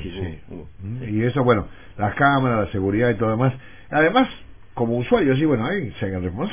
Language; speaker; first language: Spanish; native; Spanish